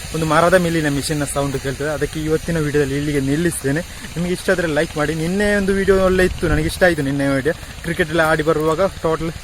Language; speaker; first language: Kannada; native; Kannada